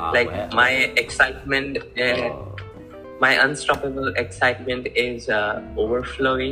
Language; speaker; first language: English; non-native, learner; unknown